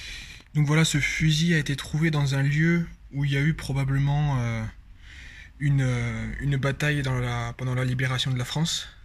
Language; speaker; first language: French; native; French